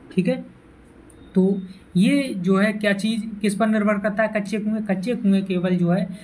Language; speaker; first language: Hindi; native; Hindi